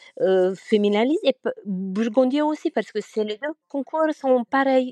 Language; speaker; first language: French; non-native, fluent; Romanian